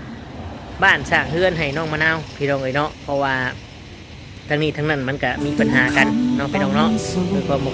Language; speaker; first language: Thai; non-native, local second language; Lao